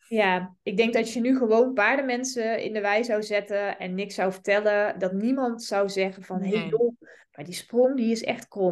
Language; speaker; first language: Dutch; native; Dutch